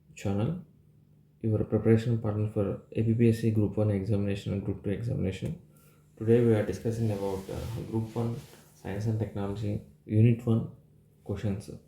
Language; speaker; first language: English; non-native, local second language; Telugu